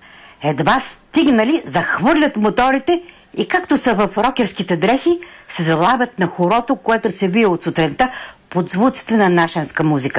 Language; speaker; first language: Bulgarian; native; Bulgarian